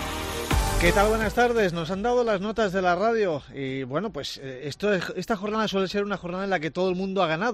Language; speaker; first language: Spanish; native; Spanish